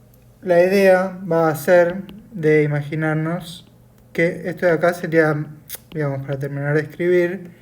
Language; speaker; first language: Spanish; native; Spanish